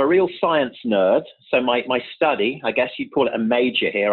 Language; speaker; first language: English; native; English